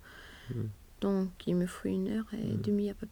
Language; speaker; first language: French; non-native, fluent; Swedish